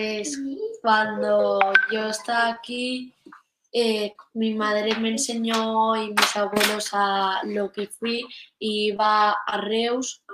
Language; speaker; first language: Spanish; native; Spanish